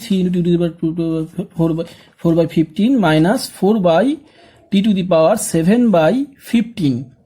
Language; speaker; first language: English; non-native, local second language; Bangla